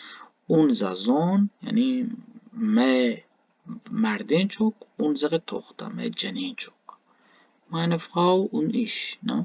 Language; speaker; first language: German; non-native, learner; Baluchi